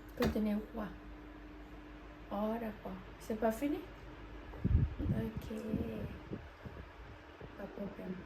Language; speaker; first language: French; non-native, learner; Thai